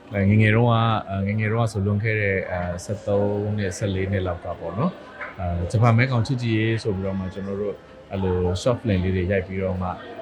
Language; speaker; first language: Burmese; native; Burmese